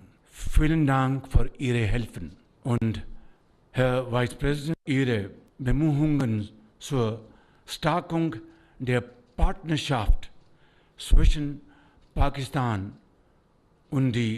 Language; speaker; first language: German; non-native, learner; Urdu